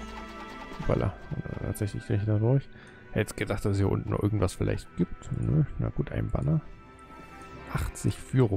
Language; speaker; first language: German; native; German